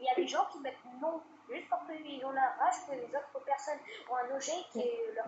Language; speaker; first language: French; native; French